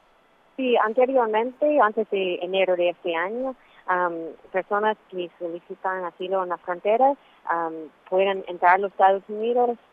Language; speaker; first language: Spanish; non-native, fluent; English